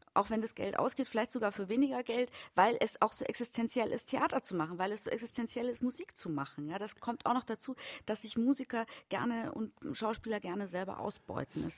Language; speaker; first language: German; native; German